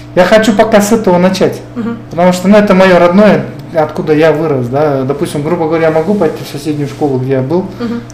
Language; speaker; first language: Russian; non-native, local second language; Kyrgyz